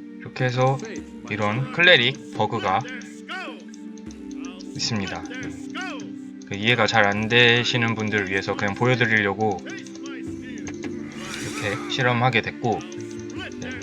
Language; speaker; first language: Korean; native; Korean